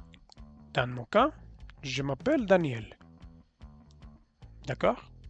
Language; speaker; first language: French; non-native, learner; Spanish